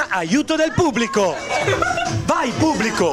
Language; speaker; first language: Italian; native; Italian